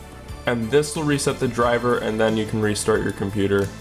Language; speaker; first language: English; native; English